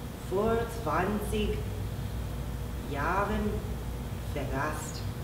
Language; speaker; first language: German; non-native, learner; English